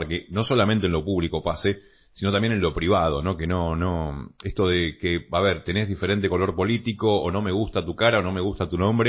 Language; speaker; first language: Spanish; native; Spanish